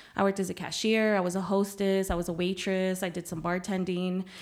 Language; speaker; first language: English; early bilingual, other home language; Spanish